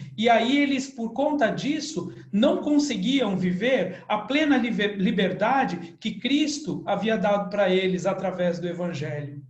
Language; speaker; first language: Portuguese; native; Portuguese